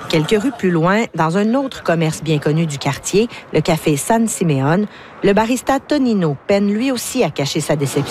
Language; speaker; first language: French; native; French